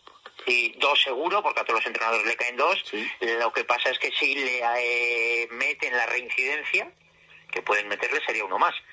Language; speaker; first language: Spanish; native; Spanish